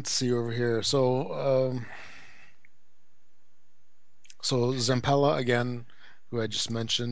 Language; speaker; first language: English; native; English